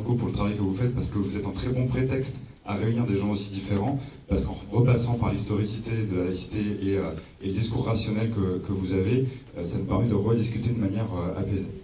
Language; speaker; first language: French; native; French